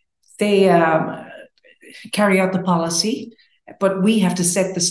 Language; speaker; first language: English; native; English